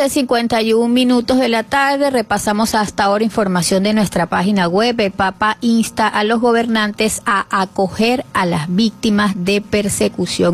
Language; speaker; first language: Spanish; native; Spanish